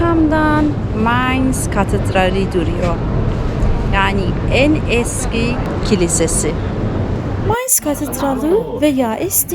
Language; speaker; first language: Turkish; non-native, fluent; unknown